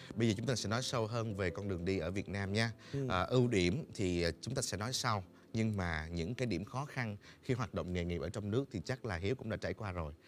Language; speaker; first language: Vietnamese; native; Vietnamese